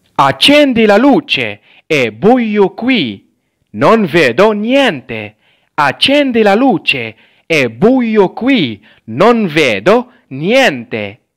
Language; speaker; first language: Italian; non-native, fluent; Arabic